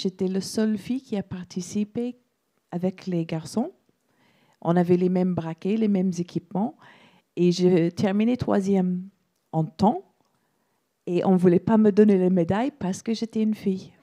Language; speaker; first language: French; non-native, fluent; English